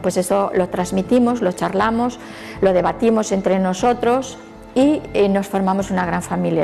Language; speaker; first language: Spanish; native; Spanish